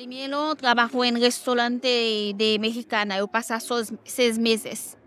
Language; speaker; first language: Spanish; non-native, learner; Haitian Creole